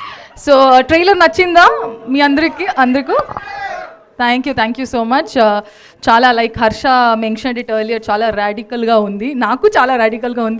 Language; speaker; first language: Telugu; non-native, local second language; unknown